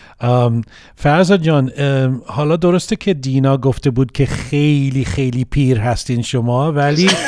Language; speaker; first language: Persian; early bilingual, heritage; Persian